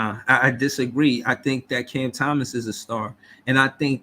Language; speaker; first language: English; native; English